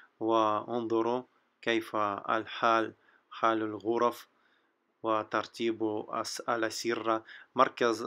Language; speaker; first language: Arabic; non-native, learner; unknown